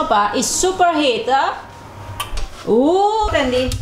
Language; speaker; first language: Dutch; non-native, learner; Indonesian